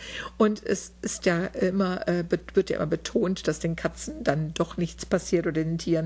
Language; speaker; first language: German; native; German